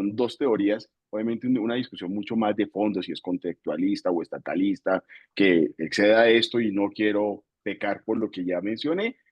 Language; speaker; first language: Spanish; native; Spanish